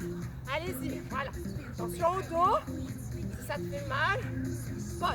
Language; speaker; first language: French; native; French